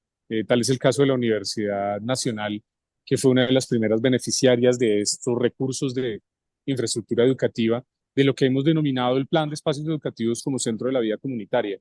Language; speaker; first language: Spanish; native; Spanish